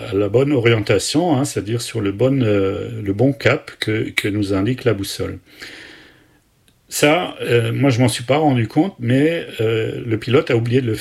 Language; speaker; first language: French; native; French